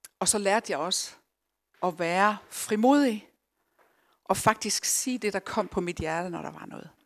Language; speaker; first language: Danish; early bilingual, other home language; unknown